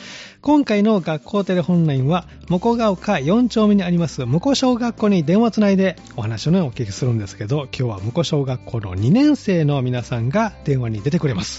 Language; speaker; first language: Japanese; native; Japanese